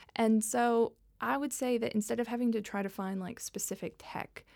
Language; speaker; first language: English; native; English